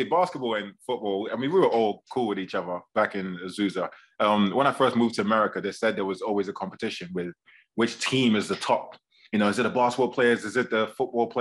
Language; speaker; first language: English; native; English